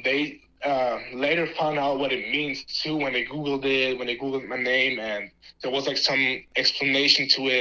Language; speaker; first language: English; non-native, fluent; German